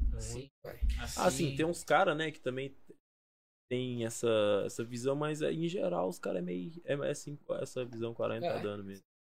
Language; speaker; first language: Portuguese; native; Portuguese